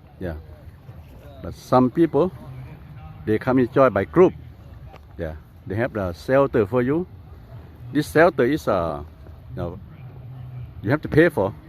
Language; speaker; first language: English; non-native, fluent; Lao